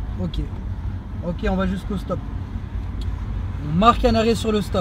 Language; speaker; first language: French; native; French